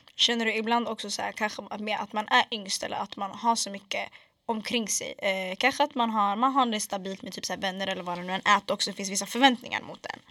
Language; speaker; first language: Swedish; early bilingual, other home language; Arabic